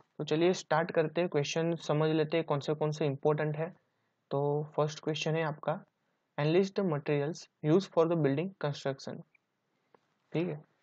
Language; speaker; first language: Hindi; non-native, local second language; Gujarati